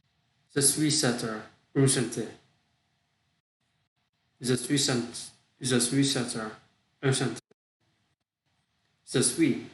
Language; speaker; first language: French; non-native, learner; Vietnamese